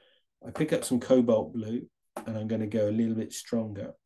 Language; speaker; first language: English; native; English